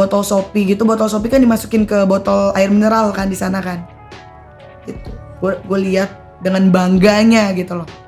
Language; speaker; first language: Indonesian; native; Indonesian